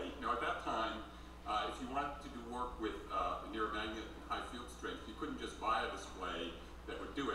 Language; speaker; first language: English; native; English